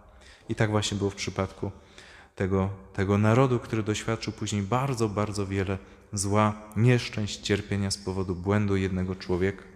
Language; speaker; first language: Polish; native; Polish